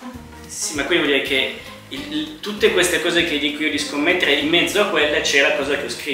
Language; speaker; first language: Italian; native; Italian